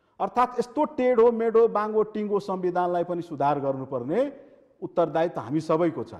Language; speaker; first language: Nepali; non-native, local second language; Maithili